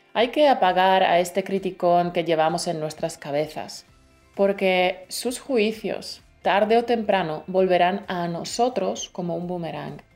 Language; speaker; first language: Spanish; native; Spanish